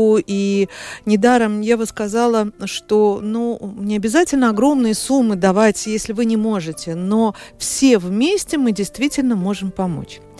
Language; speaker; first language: Russian; native; Russian